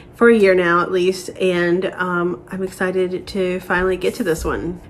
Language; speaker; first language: English; native; English